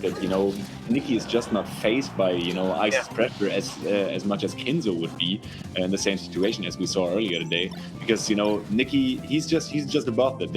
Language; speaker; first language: English; non-native, fluent; German